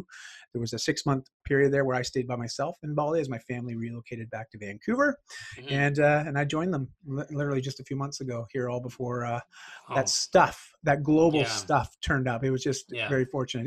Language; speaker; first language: English; native; English